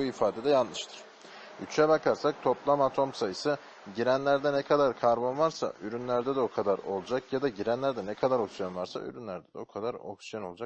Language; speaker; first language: Turkish; native; Turkish